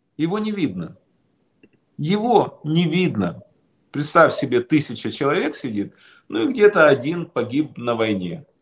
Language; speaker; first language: Russian; native; Russian